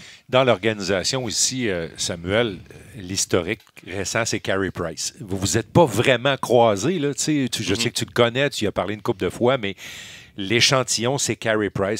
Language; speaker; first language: French; native; French